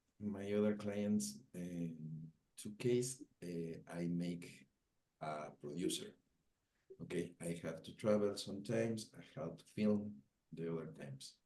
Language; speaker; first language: English; non-native, learner; Spanish